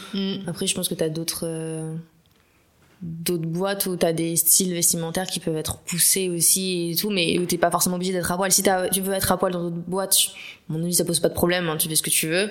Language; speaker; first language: French; native; French